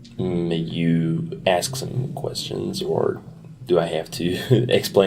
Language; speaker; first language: English; non-native, fluent; Persian